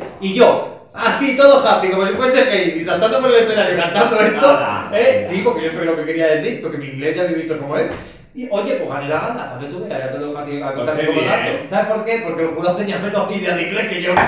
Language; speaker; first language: Spanish; native; Spanish